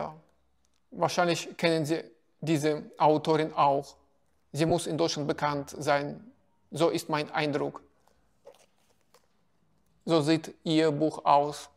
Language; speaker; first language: German; non-native, fluent; Russian